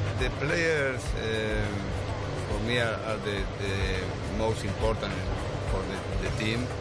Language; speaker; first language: English; non-native, learner; Spanish